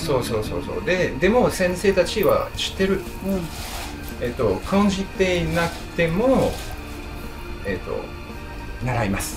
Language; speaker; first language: Japanese; non-native, learner; French